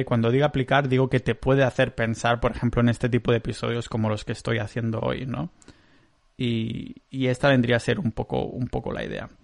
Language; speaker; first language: Spanish; non-native, local second language; Catalan